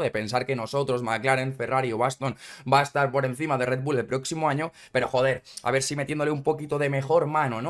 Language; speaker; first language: Spanish; native; Spanish